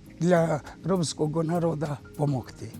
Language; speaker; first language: Ukrainian; non-native, local second language; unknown